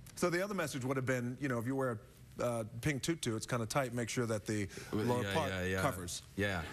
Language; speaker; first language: English; native; English